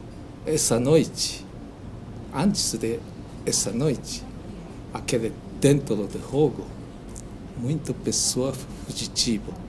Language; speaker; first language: Portuguese; non-native, learner; Japanese